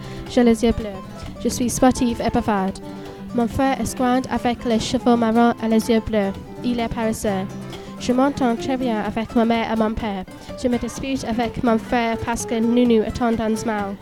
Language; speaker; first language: French; non-native, learner; English